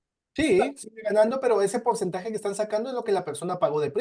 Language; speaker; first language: Spanish; native; Spanish